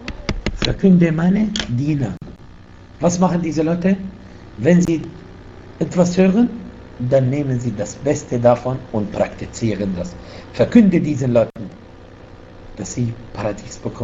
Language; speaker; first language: German; non-native, fluent; Arabic